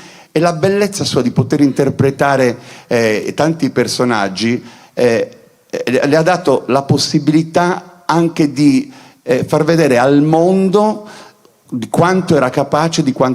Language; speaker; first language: Italian; native; Italian